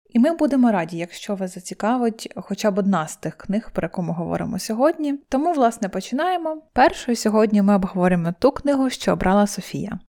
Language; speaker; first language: Ukrainian; native; Ukrainian